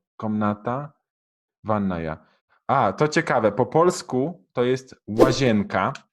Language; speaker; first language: Polish; native; Polish